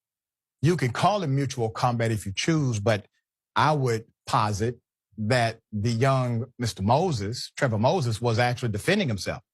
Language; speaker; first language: English; native; English